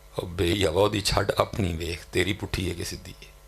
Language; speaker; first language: Urdu; non-native, local second language; Punjabi